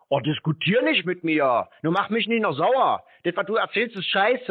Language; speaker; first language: German; native; German